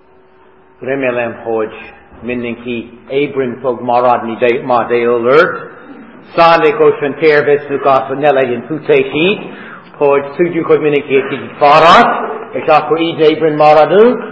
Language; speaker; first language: Hungarian; non-native, fluent; English